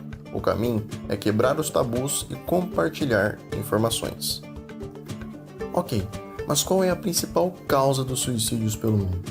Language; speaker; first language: Portuguese; native; Portuguese